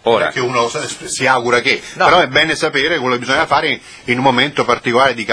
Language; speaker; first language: Italian; native; Italian